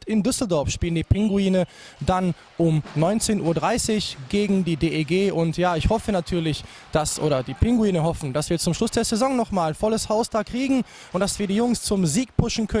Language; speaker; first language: German; native; German